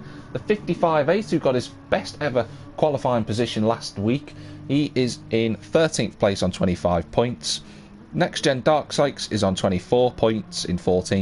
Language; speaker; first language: English; native; English